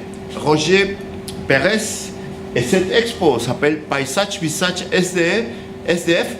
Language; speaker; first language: French; non-native, learner; Spanish